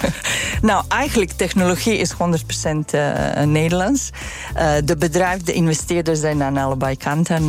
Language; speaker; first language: Dutch; non-native, fluent; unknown